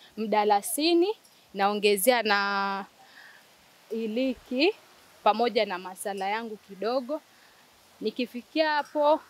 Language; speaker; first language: Swahili; native; Swahili